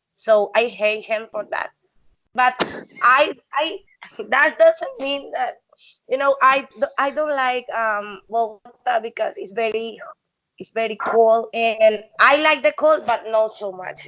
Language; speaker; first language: English; non-native, learner; Spanish